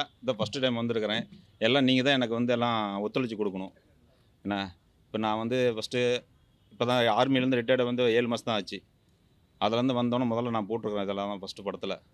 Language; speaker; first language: Tamil; native; Tamil